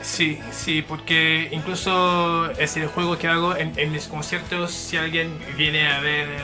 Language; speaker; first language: Spanish; non-native, fluent; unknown